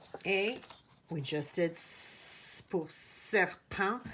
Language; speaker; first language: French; non-native, fluent; English